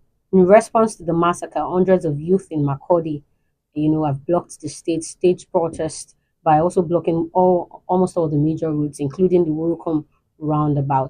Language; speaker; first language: English; non-native, local second language; Yoruba